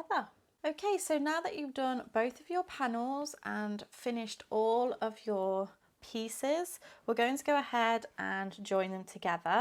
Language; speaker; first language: English; native; English